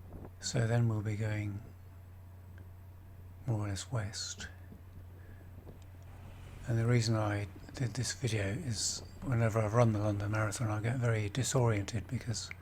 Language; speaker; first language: English; native; English